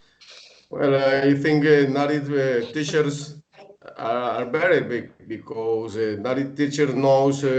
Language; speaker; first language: English; non-native, learner; Spanish